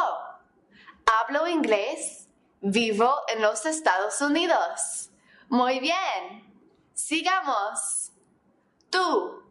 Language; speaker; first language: Spanish; non-native, fluent; English